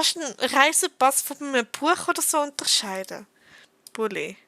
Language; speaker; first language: German; native; German